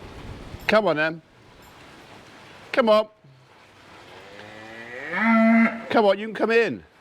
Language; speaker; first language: English; native; English